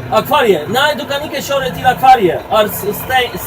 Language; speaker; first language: Swedish; non-native, learner; Polish